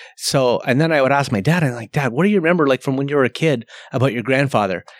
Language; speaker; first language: English; early bilingual, other home language; Slovenian